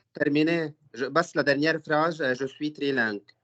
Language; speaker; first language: French; non-native, learner; Arabic